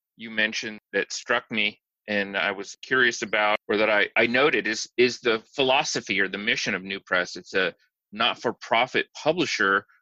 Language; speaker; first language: English; native; English